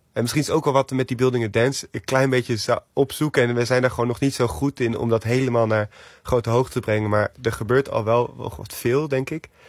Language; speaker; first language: Dutch; native; Dutch